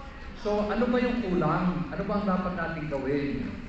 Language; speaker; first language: Filipino; native; Filipino